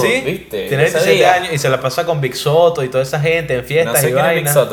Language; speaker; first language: Spanish; native; Spanish